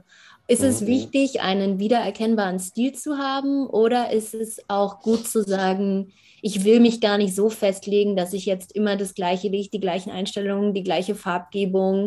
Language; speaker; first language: German; native; German